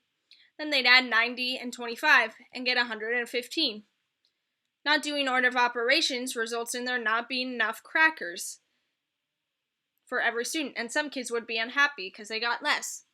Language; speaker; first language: English; native; English